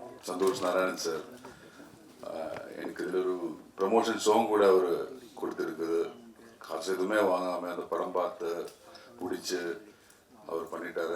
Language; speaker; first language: Tamil; non-native, learner; Malayalam